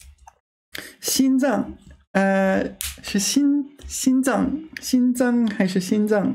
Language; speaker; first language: Chinese; non-native, learner; English